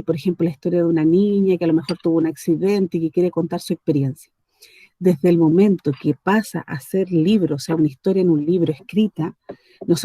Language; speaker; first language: Spanish; native; Spanish